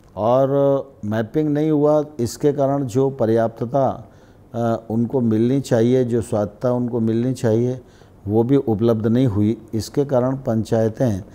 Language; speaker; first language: Hindi; native; Hindi